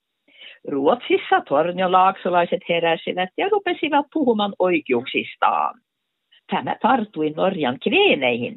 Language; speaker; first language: Finnish; non-native, fluent; Norwegian